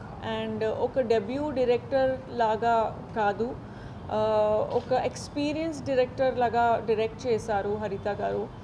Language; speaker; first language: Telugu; non-native, learner; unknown